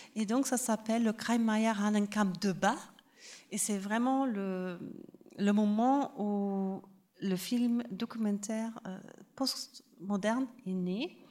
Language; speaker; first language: French; non-native, fluent; German